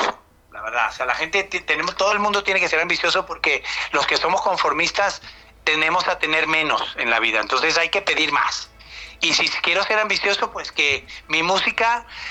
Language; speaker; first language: Spanish; native; Spanish